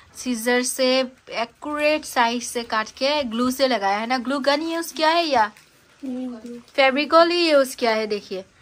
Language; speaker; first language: Hindi; non-native, local second language; Bangla